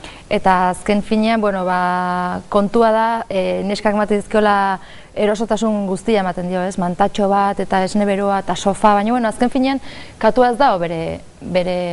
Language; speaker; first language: Basque; native; Basque